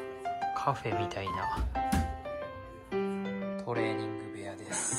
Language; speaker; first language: Japanese; native; Japanese